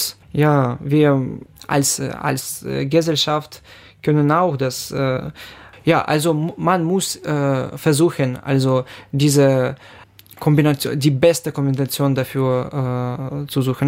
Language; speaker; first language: German; non-native, fluent; Ukrainian